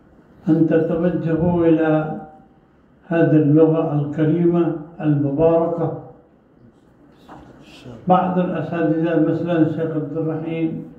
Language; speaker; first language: Arabic; non-native, fluent; Urdu